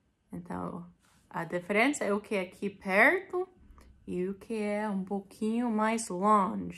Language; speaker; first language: Portuguese; non-native, fluent; English